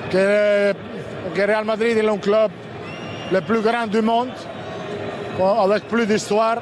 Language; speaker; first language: French; non-native, learner; Italian